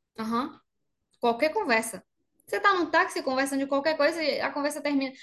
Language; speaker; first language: Portuguese; non-native, fluent; Spanish